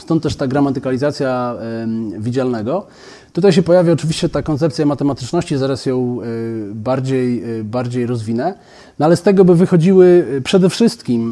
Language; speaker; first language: Polish; native; Polish